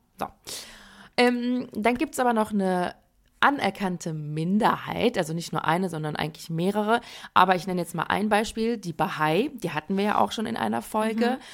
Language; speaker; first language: German; early bilingual, other home language; Persian